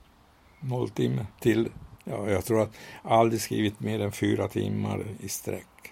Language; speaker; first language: Swedish; non-native, fluent; Hungarian